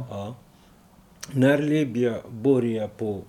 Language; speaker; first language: Swedish; non-native, learner; Arabic